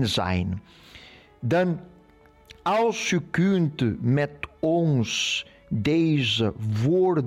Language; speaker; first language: Dutch; non-native, fluent; Portuguese